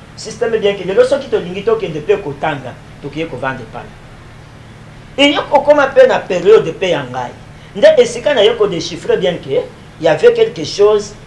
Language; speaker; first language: Lingala; non-native, local second language; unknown